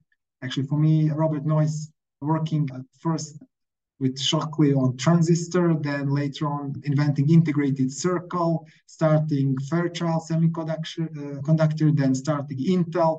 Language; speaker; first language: English; non-native, fluent; Serbian